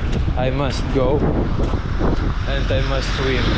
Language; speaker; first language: English; non-native, fluent; Russian